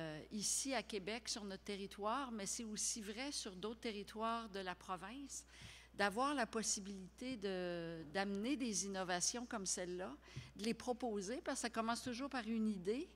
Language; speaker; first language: French; native; French